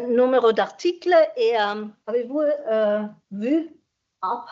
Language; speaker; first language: French; non-native, fluent; German